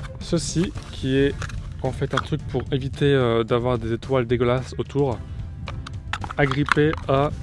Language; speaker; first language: French; native; French